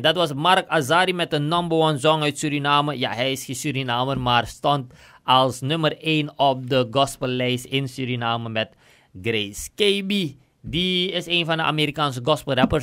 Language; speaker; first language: Dutch; native; Dutch